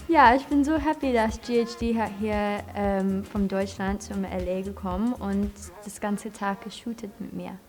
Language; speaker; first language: German; early bilingual, heritage; English